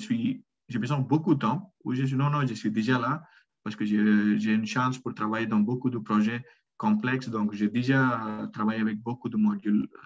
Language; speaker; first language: French; non-native, learner; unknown